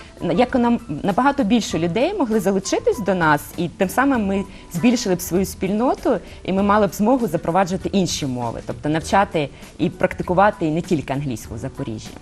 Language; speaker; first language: Ukrainian; non-native, local second language; Russian